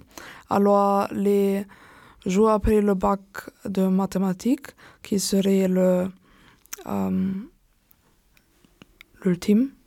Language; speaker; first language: French; non-native, learner; German